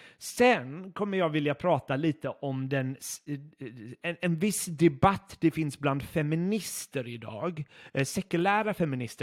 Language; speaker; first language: Swedish; non-native, fluent; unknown